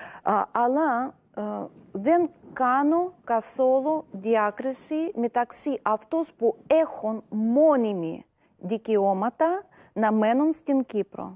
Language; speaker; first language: Greek; non-native, learner; Russian